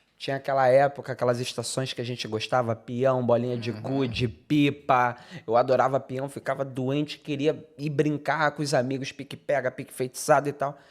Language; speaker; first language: Portuguese; native; Portuguese